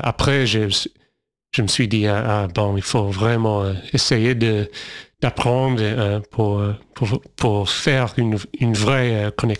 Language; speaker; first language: French; non-native, fluent; English